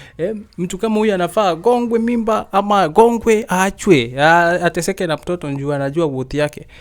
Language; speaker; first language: Swahili; native; Swahili